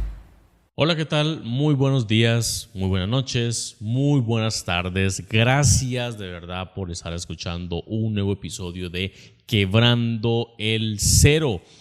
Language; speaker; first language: Spanish; native; Spanish